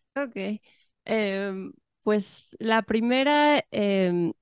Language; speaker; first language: Spanish; native; Spanish